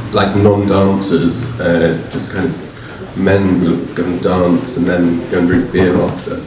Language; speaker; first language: English; native; English